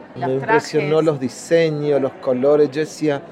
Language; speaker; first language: Spanish; native; Spanish